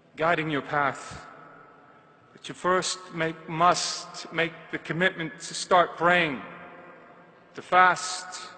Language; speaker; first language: English; native; English